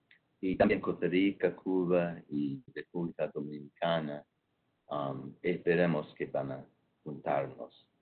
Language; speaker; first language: Spanish; non-native, fluent; English